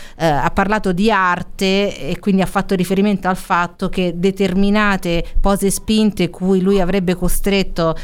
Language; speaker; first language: Italian; native; Italian